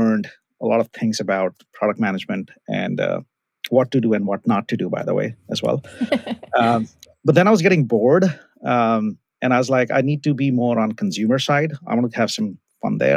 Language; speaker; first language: English; non-native, local second language; Hindi